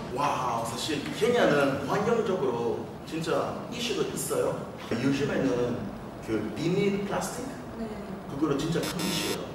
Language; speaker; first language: Korean; non-native, fluent; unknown